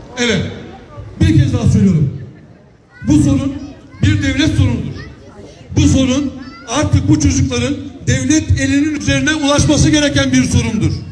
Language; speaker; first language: Turkish; native; Turkish